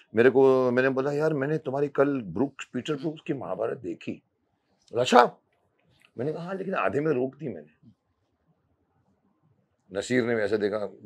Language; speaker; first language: Hindi; native; Hindi